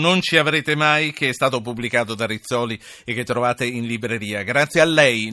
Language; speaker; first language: Italian; native; Italian